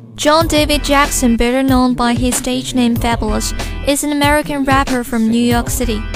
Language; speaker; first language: English; non-native, fluent; Chinese